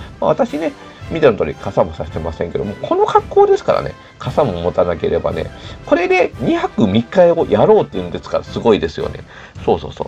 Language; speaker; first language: Japanese; native; Japanese